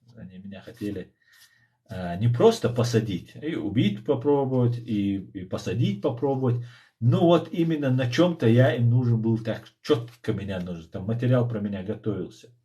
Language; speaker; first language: Russian; non-native, local second language; Chechen